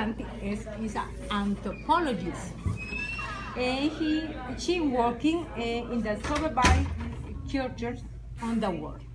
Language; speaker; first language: English; non-native, learner; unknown